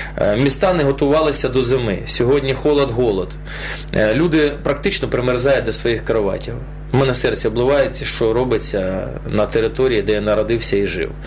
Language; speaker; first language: Ukrainian; non-native, local second language; Russian